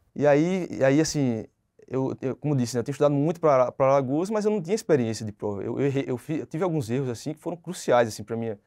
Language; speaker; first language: Portuguese; native; Portuguese